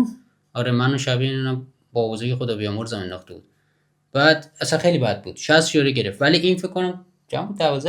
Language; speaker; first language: Persian; native; Persian